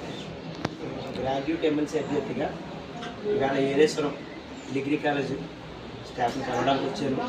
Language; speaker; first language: Telugu; native; Telugu